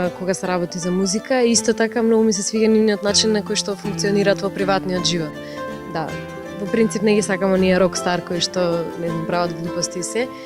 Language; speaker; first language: Macedonian; early bilingual, other home language; Russian